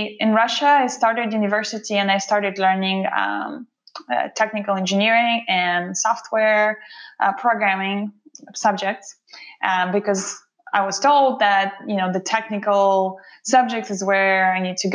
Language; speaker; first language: English; non-native, fluent; Russian